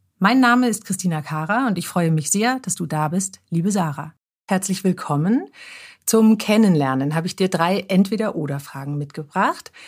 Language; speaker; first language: German; native; German